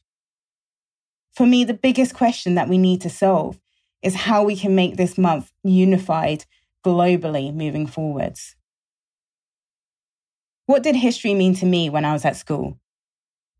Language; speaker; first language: English; native; English